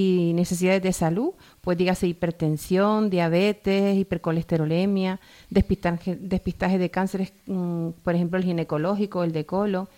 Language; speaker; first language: Spanish; native; Spanish